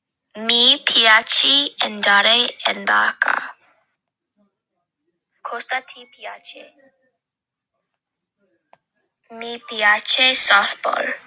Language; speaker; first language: Italian; non-native, learner; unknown